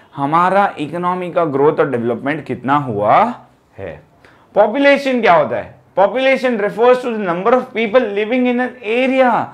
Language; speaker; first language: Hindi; non-native, local second language; Gujarati